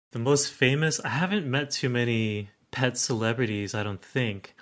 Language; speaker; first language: English; native; English